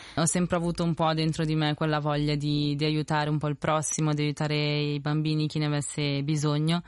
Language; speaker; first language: Italian; early bilingual, other home language; Spanish